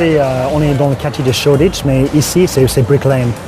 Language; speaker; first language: French; non-native, fluent; English